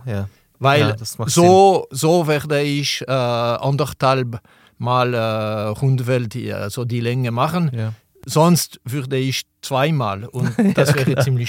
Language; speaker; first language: German; non-native, local second language; French